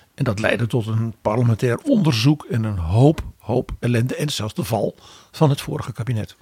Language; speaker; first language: Dutch; native; Dutch